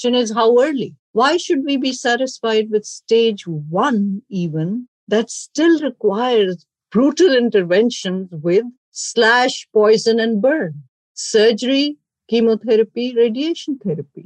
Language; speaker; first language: English; non-native, local second language; Urdu